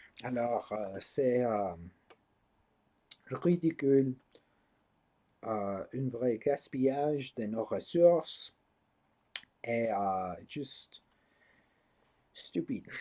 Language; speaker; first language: French; non-native, learner; English